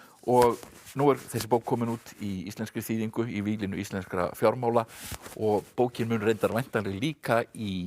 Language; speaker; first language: Icelandic; native; Icelandic